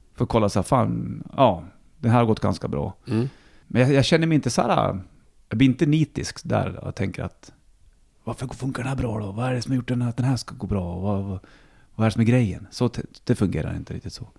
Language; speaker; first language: Swedish; native; Swedish